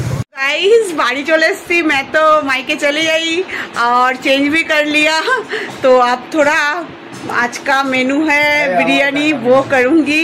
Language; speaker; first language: Hindi; non-native, local second language; Bangla